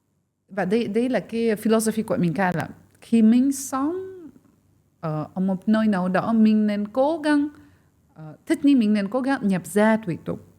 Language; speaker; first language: Vietnamese; non-native, fluent; French